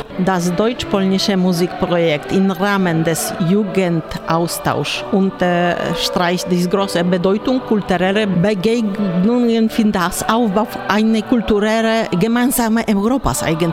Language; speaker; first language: German; non-native, learner; Polish